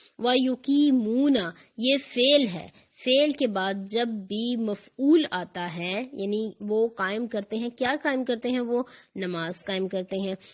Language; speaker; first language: Urdu; native; Urdu